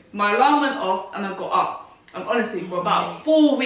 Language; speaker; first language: English; native; English